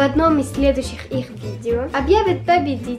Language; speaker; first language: Russian; native; Russian